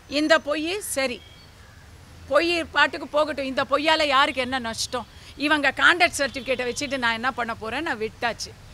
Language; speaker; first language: Tamil; native; Tamil